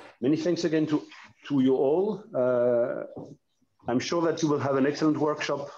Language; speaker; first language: English; non-native, fluent; French